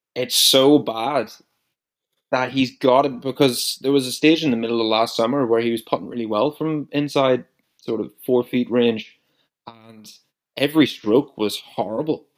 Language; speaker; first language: English; native; English